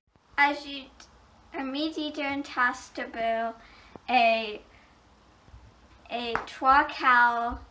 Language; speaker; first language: French; non-native, learner; English